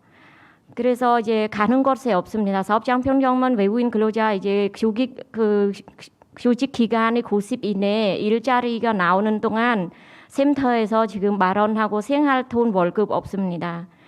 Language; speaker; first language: Korean; non-native, learner; Khmer